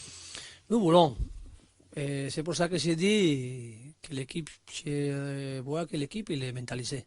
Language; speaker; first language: French; non-native, learner; Spanish